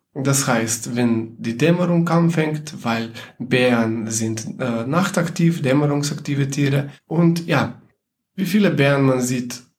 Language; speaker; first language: German; non-native, fluent; Slovenian